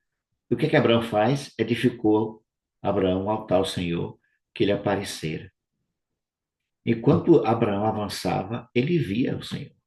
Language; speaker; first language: Portuguese; native; Portuguese